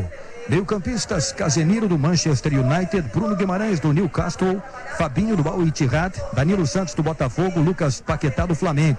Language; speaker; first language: Portuguese; native; Portuguese